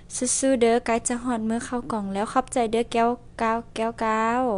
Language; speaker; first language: Lao; non-native, local second language; Hmong